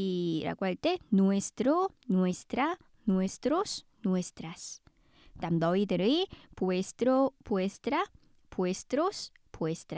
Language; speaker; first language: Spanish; non-native, fluent; Korean